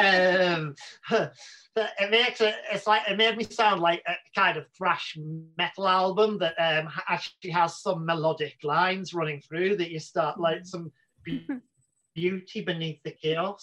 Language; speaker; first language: English; native; English